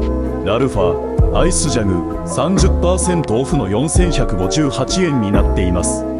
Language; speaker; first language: Japanese; native; Japanese